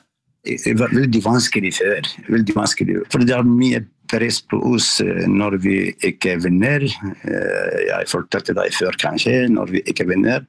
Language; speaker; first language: Norwegian; non-native, fluent; Arabic